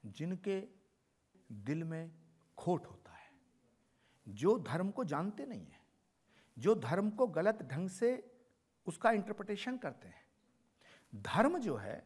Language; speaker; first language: Hindi; native; Hindi